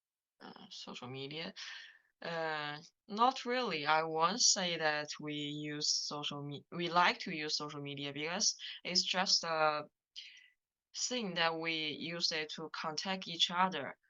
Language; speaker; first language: English; non-native, learner; Chinese